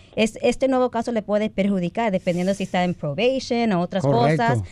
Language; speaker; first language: Spanish; early bilingual, heritage; Spanish